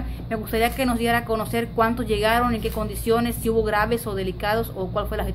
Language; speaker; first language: Spanish; native; Spanish